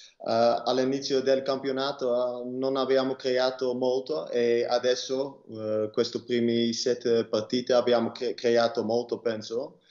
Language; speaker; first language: Italian; non-native, learner; Dutch